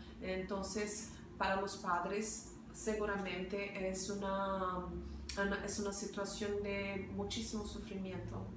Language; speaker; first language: Spanish; non-native, fluent; Portuguese